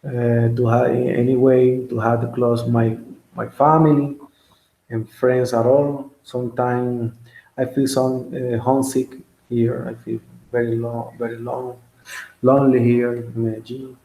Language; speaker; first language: English; non-native, learner; Spanish